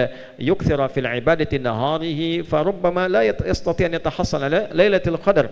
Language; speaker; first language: Arabic; non-native, fluent; Indonesian